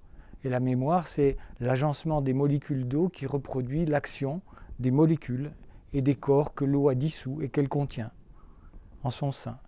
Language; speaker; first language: French; native; French